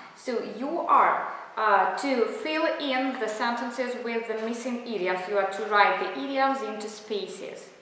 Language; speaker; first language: English; non-native, fluent; Russian